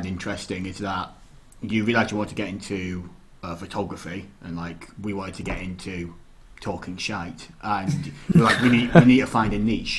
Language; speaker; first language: English; native; English